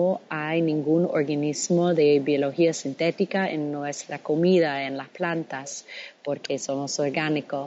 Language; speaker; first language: Spanish; non-native, fluent; English